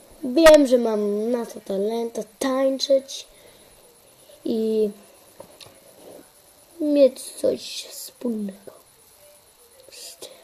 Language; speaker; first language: Polish; early bilingual, heritage; Polish